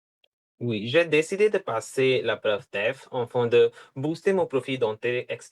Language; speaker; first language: French; non-native, fluent; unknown